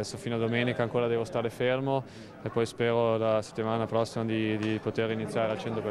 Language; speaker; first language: Italian; non-native, local second language; German